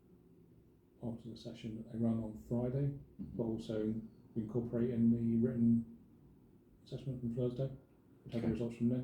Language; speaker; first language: English; native; English